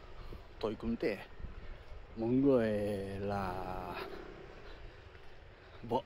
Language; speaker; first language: Vietnamese; non-native, learner; Japanese